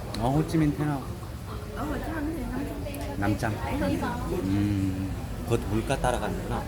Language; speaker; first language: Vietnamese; non-native, learner; Korean